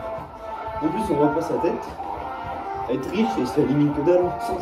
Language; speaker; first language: French; native; French